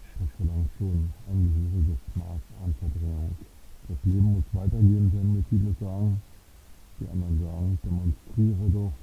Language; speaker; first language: German; native; German